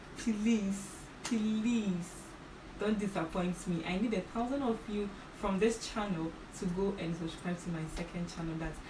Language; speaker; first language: English; non-native, local second language; Akan